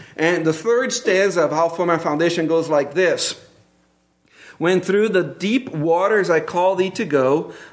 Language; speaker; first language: English; non-native, fluent; Portuguese